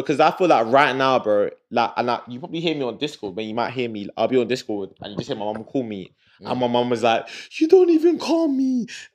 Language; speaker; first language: English; native; English